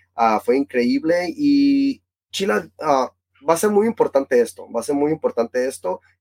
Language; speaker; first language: Spanish; early bilingual, heritage; Spanish